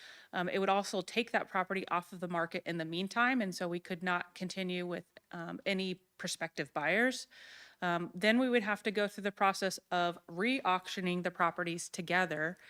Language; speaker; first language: English; native; English